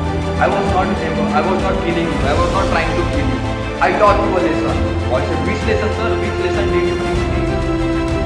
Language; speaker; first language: English; non-native, local second language; Marathi